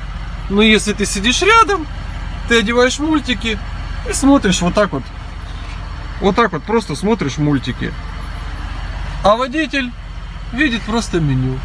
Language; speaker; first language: Russian; native; Russian